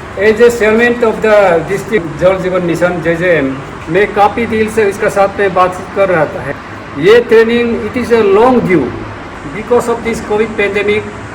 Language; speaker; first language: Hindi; non-native, local second language; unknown